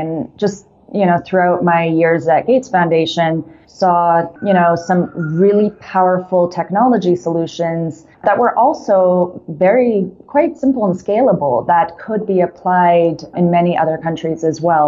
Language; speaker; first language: English; native; English